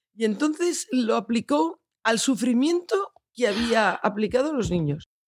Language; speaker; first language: Spanish; non-native, local second language; Catalan